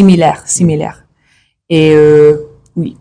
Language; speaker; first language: French; non-native, learner; English